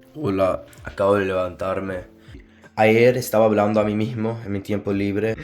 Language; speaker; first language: Spanish; non-native, learner; Azerbaijani